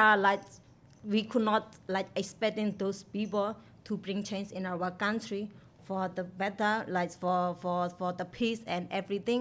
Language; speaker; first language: English; non-native, learner; Burmese